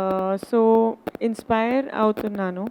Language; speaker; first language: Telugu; non-native, fluent; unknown